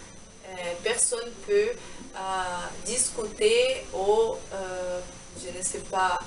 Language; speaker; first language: French; non-native, learner; Portuguese